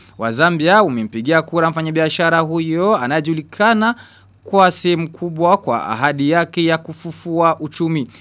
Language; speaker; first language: Swahili; non-native, local second language; Rundi